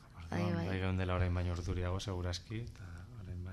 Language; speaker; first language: Basque; non-native, local second language; Spanish